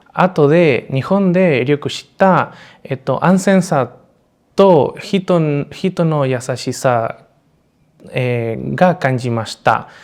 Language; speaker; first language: Japanese; non-native, learner; Spanish